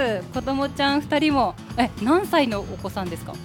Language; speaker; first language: Japanese; native; Japanese